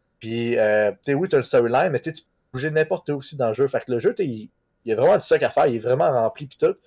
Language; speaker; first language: French; native; French